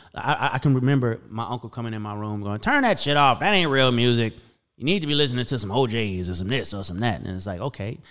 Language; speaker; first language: English; native; English